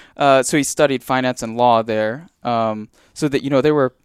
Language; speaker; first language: English; native; English